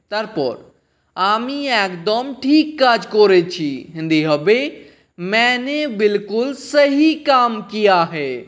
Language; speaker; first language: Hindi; non-native, fluent; Bangla